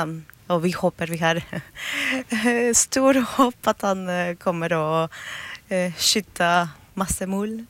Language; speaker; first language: Norwegian; non-native, fluent; Spanish